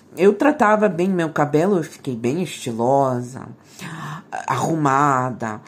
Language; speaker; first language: Portuguese; non-native, fluent; Ukrainian